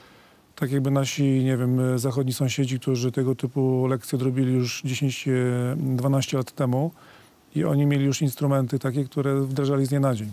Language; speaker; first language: Polish; native; Polish